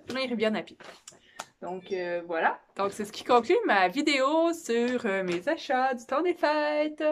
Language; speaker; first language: French; native; French